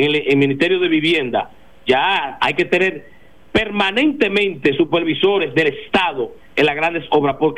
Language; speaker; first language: Spanish; native; Spanish